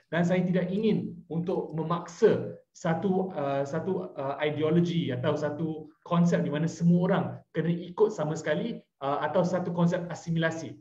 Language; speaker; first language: Malay; non-native, local second language; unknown